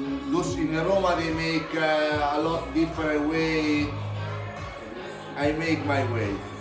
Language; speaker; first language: English; non-native, learner; Italian